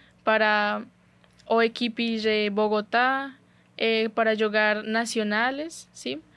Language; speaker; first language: Portuguese; non-native, learner; Spanish